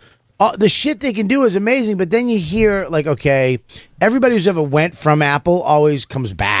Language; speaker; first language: English; native; English